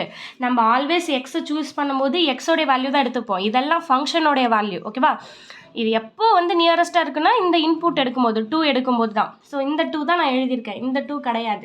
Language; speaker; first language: Tamil; native; Tamil